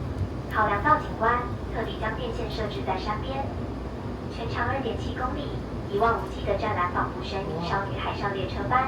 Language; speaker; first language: Chinese; native; Chinese